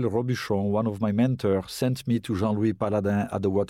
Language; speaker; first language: English; non-native, fluent; French